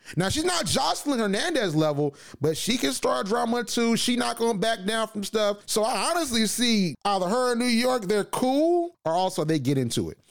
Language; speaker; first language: English; native; English